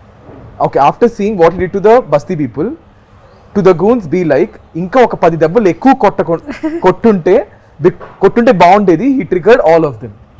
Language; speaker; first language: Telugu; native; Telugu